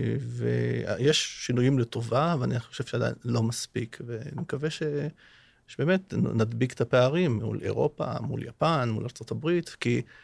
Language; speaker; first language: Hebrew; non-native, local second language; Arabic